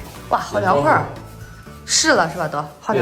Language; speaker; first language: Chinese; native; Chinese